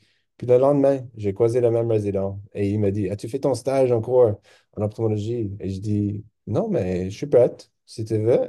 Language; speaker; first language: French; non-native, local second language; English